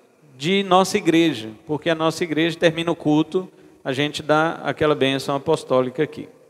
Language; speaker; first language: Portuguese; native; Portuguese